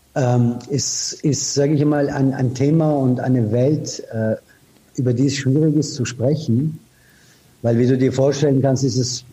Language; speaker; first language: German; non-native, fluent; Persian